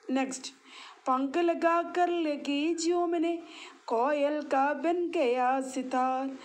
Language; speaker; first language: Hindi; non-native, local second language; Malayalam